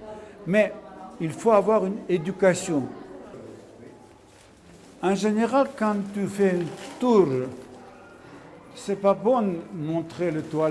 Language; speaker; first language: French; non-native, learner; Armenian